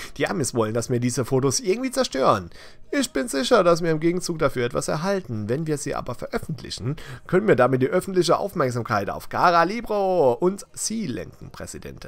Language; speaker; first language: German; native; German